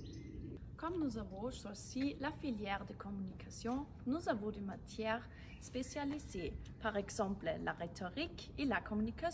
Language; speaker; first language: French; non-native, learner; German